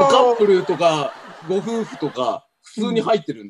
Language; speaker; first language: Japanese; native; Japanese